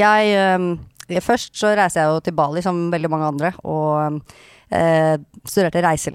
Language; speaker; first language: Norwegian; native; Norwegian